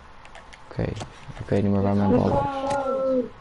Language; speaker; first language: Dutch; native; Dutch